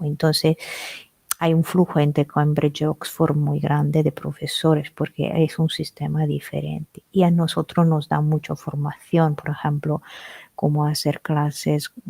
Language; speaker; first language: Spanish; non-native, fluent; Italian